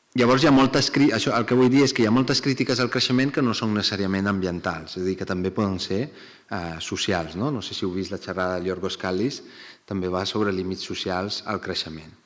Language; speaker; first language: Catalan; non-native, fluent; Italian